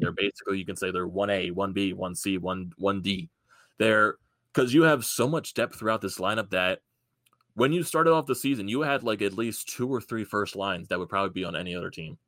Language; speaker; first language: English; native; English